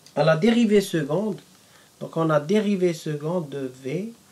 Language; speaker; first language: French; non-native, local second language; Arabic